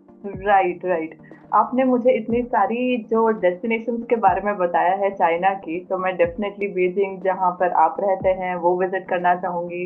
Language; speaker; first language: Hindi; native; Hindi